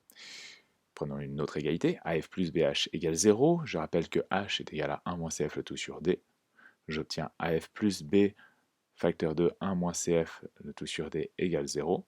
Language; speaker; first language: French; native; French